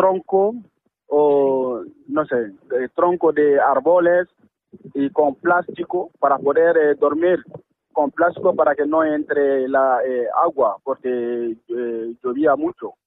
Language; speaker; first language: Spanish; non-native, learner; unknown